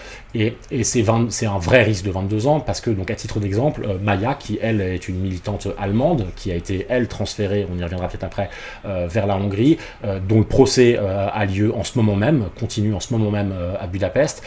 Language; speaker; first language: French; native; French